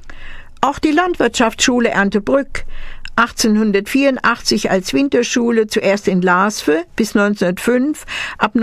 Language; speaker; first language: German; native; German